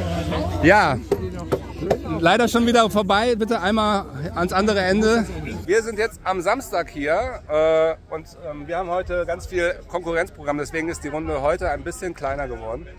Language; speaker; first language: German; native; German